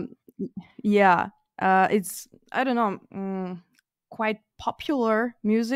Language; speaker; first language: English; non-native, fluent; Russian